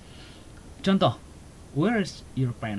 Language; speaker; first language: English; non-native, learner; Indonesian